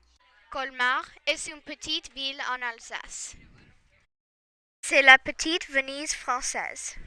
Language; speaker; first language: French; non-native, learner; English